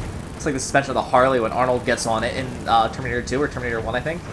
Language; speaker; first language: English; native; English